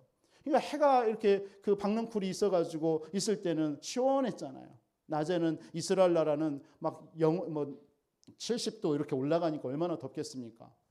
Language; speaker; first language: Korean; native; Korean